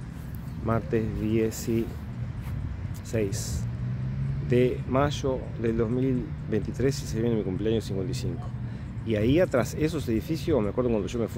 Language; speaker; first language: Spanish; native; Spanish